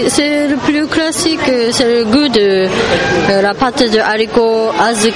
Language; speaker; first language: French; non-native, learner; Japanese